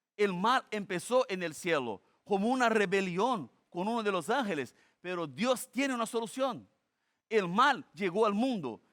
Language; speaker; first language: Spanish; non-native, fluent; Portuguese